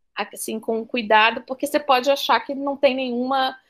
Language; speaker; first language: Portuguese; native; Portuguese